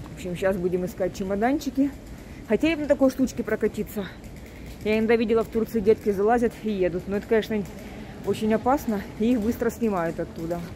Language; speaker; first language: Russian; native; Russian